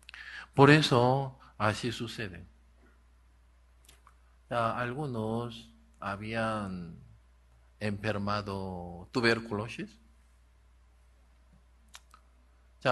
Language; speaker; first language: Spanish; non-native, learner; Korean